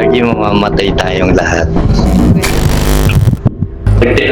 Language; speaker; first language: Filipino; native; Filipino